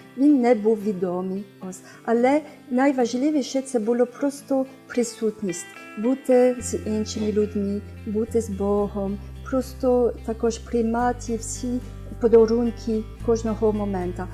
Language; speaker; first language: Ukrainian; non-native, fluent; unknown